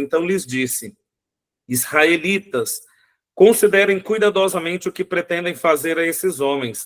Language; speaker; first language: Portuguese; native; Portuguese